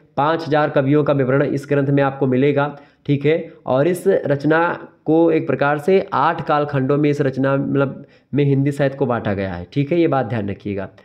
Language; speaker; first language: Hindi; native; Hindi